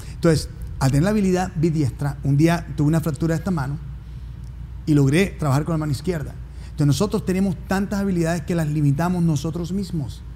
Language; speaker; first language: Spanish; native; Spanish